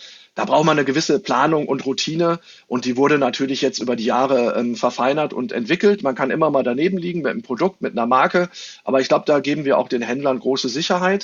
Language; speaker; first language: German; native; German